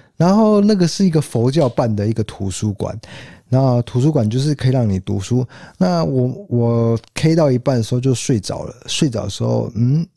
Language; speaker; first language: Chinese; native; Chinese